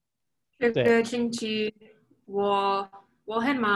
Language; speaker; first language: Chinese; non-native, learner; English